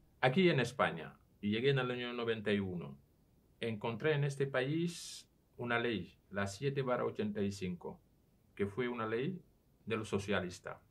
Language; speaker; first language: Spanish; non-native, fluent; Serer